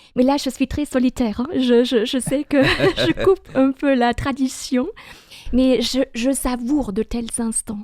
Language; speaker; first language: French; non-native, fluent; German